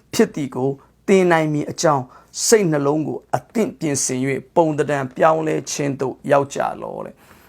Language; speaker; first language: Burmese; non-native, local second language; Hakha Chin